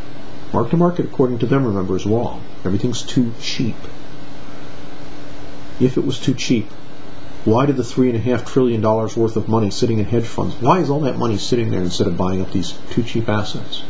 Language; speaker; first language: English; native; English